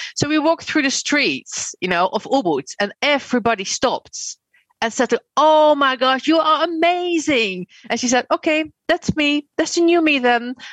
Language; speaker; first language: English; non-native, fluent; Dutch